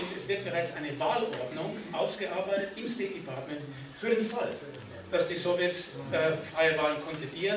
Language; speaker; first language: German; native; German